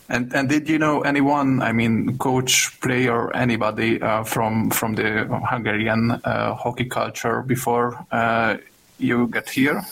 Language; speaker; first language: English; non-native, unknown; Hungarian